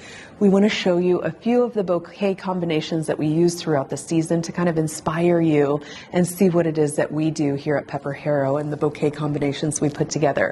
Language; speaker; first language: English; native; English